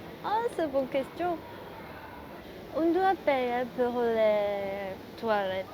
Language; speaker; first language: French; non-native, learner; Japanese